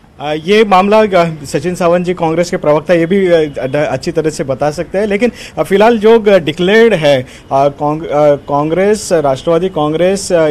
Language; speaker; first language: Hindi; non-native, local second language; Marathi